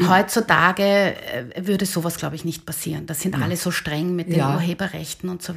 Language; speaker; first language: German; native; German